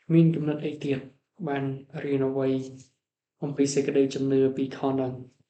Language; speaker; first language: Khmer; non-native, learner; English